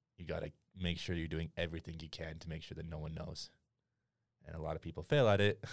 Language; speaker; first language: English; native; English